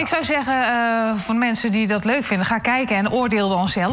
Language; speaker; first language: Dutch; native; Dutch